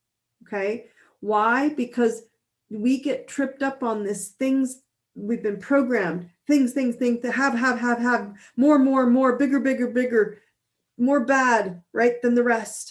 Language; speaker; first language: English; native; English